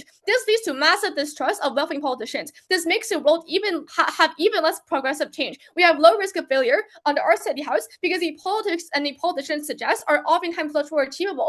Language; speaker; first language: English; non-native, fluent; Chinese